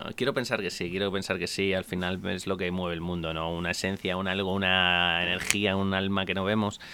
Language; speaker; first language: Spanish; native; Spanish